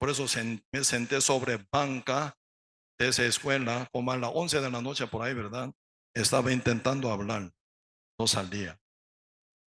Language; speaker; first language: Spanish; non-native, learner; Korean